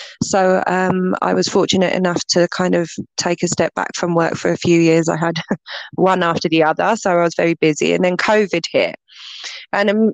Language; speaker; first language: English; native; English